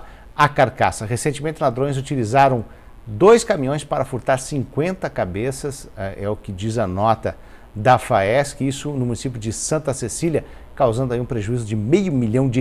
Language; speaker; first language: Portuguese; native; Portuguese